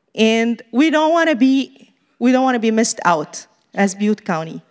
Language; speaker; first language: English; non-native, fluent; Arabic